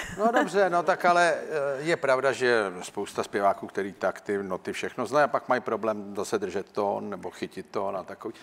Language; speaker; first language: Czech; native; Czech